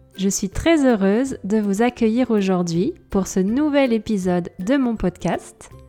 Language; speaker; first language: French; native; French